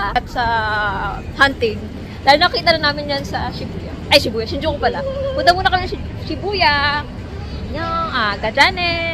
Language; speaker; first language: Filipino; native; Filipino